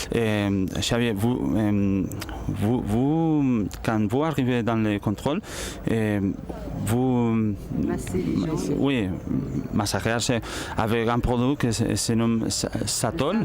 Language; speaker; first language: French; non-native, learner; Spanish